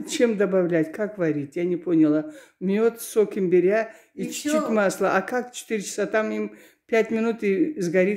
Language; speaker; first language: Russian; native; Russian